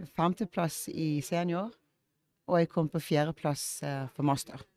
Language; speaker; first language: Norwegian; early bilingual, heritage; English